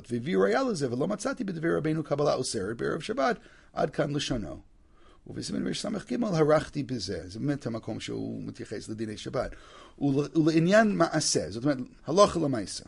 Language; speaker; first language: Hebrew; non-native, fluent; English